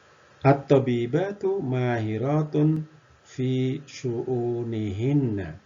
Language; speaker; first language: Arabic; non-native, fluent; Indonesian